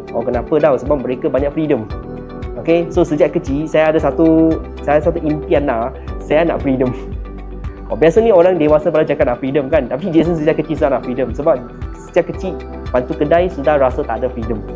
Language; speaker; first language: Malay; non-native, local second language; Chinese